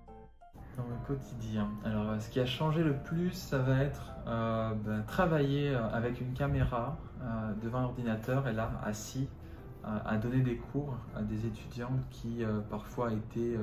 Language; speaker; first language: French; non-native, fluent; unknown